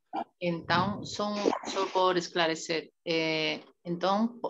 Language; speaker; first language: Portuguese; non-native, learner; Spanish